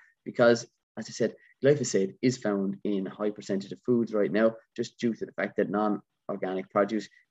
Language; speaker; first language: English; native; English